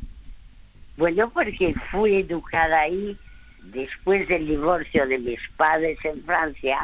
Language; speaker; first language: Spanish; early bilingual, other home language; French